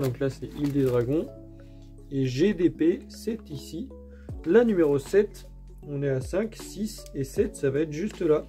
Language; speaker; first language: French; native; French